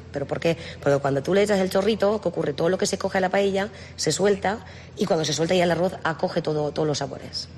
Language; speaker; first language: Spanish; non-native, fluent; Romanian